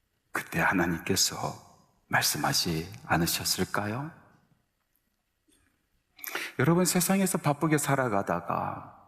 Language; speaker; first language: Korean; native; Korean